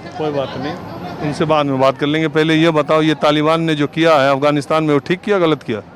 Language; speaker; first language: Hindi; native; Hindi